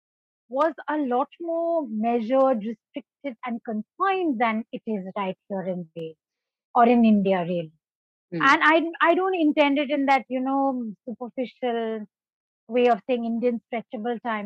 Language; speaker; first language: English; non-native, local second language; Bangla